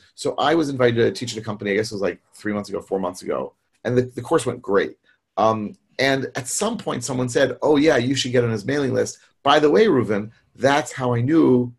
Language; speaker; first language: English; native; English